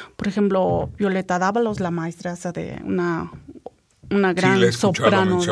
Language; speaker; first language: Spanish; native; Spanish